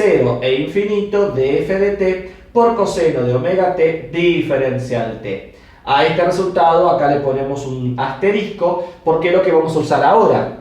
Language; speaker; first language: Spanish; native; Spanish